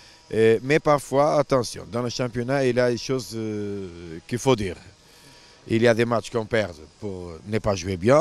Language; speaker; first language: French; non-native, fluent; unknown